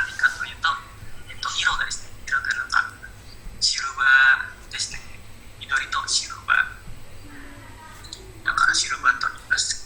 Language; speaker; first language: Japanese; non-native, learner; Indonesian